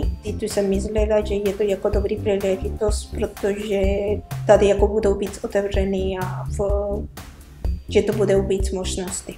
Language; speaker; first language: Czech; non-native, learner; Spanish